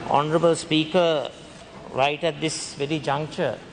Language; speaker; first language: English; non-native, local second language; Sinhala